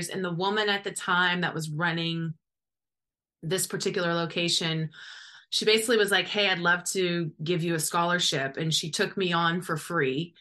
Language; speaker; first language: English; native; English